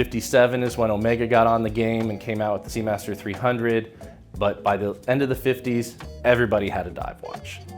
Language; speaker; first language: English; native; English